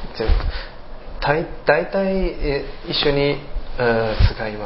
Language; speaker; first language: Japanese; non-native, learner; Chinese